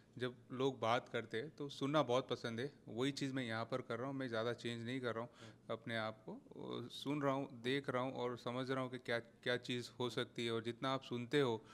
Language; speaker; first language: Hindi; native; Hindi